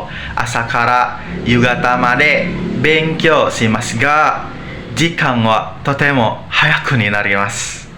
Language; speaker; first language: Japanese; non-native, learner; Indonesian